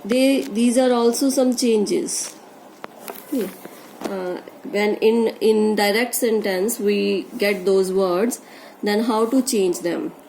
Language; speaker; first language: English; non-native, local second language; Punjabi